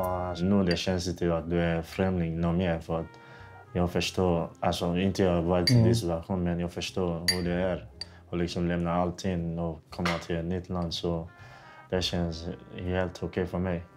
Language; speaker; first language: Swedish; non-native, fluent; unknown